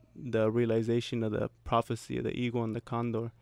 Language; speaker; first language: English; early bilingual, other home language; Spanish